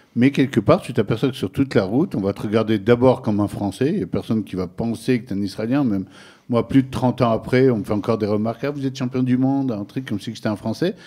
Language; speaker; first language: French; native; French